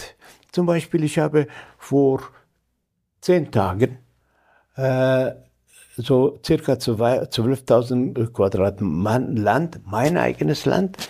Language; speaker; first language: German; non-native, fluent; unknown